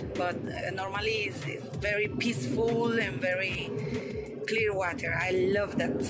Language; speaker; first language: English; non-native, fluent; Spanish